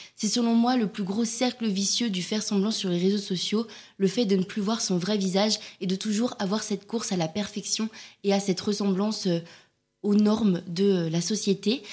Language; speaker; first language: French; native; French